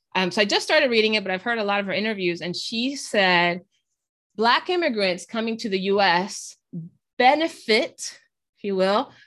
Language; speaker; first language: English; early bilingual, other home language; Spanish